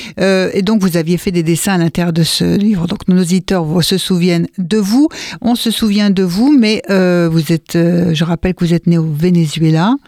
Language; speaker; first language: French; native; French